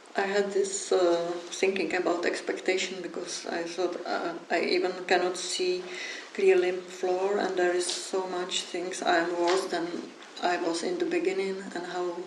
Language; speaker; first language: English; non-native, learner; Czech